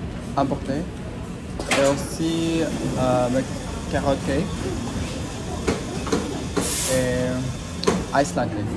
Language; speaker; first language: French; non-native, learner; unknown